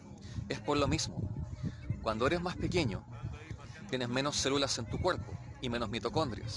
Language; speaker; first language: Spanish; native; Spanish